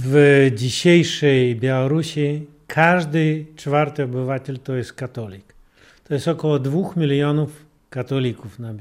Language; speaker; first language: Polish; non-native, fluent; Russian